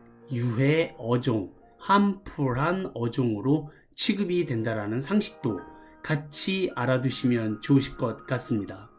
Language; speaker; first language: Korean; native; Korean